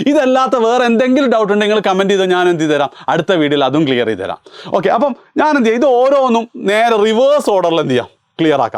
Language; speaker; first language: Malayalam; native; Malayalam